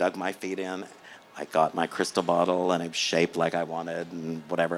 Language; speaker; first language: English; native; English